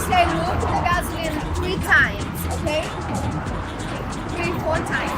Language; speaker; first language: English; non-native, learner; Portuguese